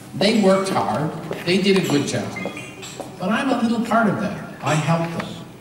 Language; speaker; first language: English; native; English